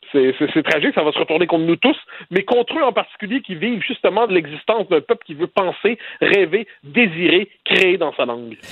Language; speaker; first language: French; native; French